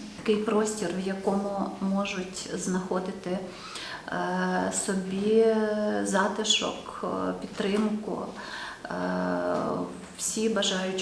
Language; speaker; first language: Ukrainian; native; Ukrainian